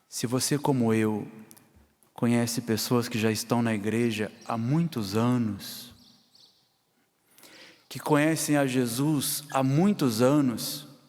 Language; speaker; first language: Portuguese; native; Portuguese